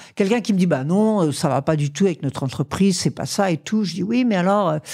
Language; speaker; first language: French; native; French